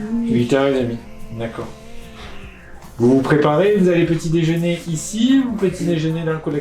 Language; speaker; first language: French; native; French